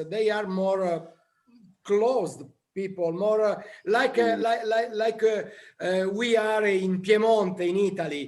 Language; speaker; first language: English; non-native, learner; Italian